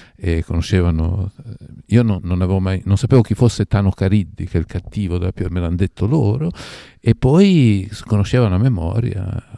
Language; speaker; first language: Italian; native; Italian